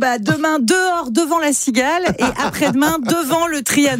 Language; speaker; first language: French; native; French